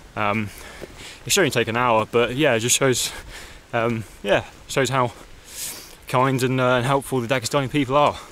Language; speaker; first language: English; native; English